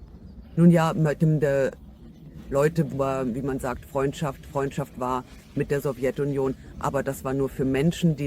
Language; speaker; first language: German; non-native, fluent; Russian